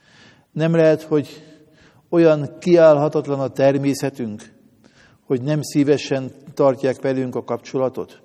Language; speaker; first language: Hungarian; native; Hungarian